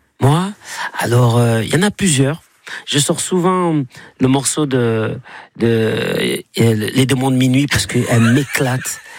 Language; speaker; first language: French; native; French